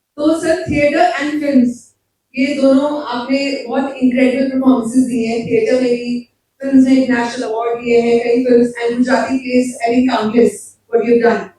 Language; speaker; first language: Hindi; native; Hindi